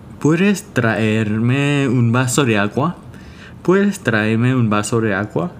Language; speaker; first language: Spanish; non-native, learner; Thai